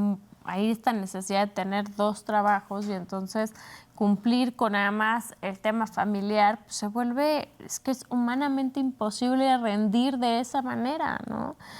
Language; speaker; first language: Spanish; native; Spanish